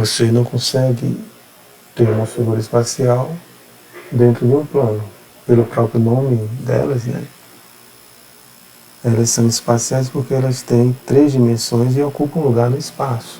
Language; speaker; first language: Portuguese; native; Portuguese